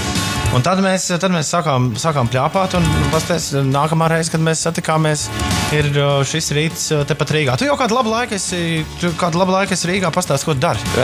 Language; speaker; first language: Latvian; native; Latvian